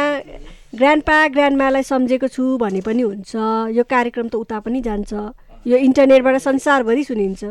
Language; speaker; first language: Nepali; native; Nepali